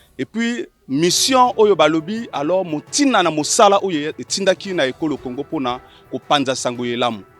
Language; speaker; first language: Lingala; native; Lingala